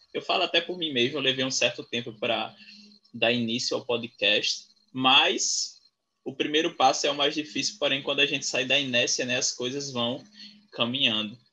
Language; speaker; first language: Portuguese; native; Portuguese